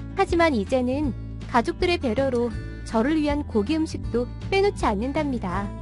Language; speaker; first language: Korean; non-native, fluent; Mongolian